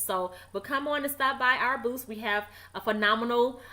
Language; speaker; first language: English; native; English